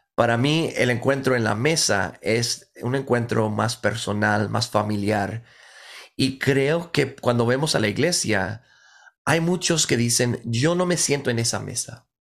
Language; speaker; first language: Spanish; early bilingual, heritage; Spanish